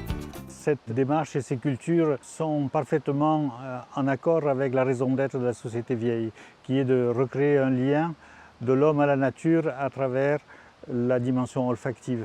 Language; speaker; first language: French; native; French